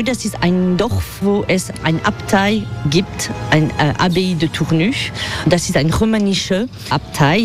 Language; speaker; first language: German; non-native, fluent; French